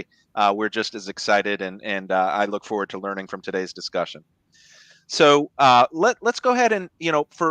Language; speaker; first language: English; native; English